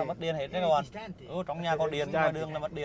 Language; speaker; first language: Vietnamese; native; Vietnamese